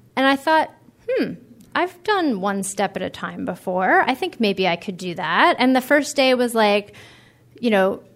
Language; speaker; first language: English; native; English